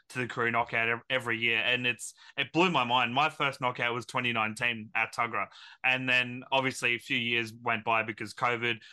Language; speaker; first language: English; native; English